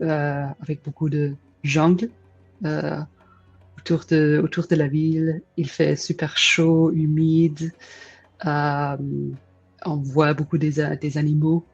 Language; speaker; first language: French; non-native, fluent; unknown